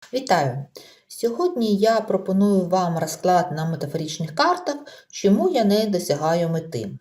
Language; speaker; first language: Ukrainian; non-native, local second language; Russian